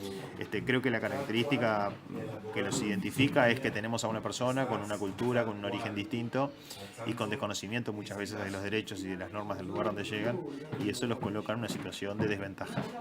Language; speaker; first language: Spanish; native; Spanish